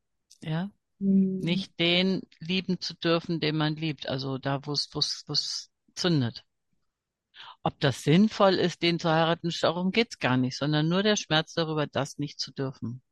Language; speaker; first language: German; native; German